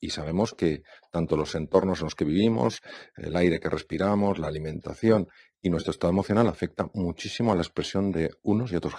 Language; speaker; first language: Spanish; native; Spanish